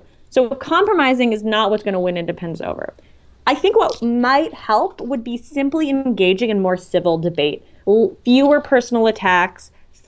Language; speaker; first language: English; native; English